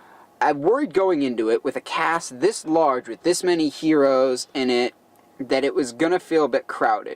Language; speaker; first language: English; native; English